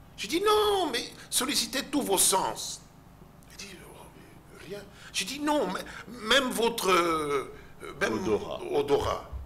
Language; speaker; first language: French; non-native, local second language; Lingala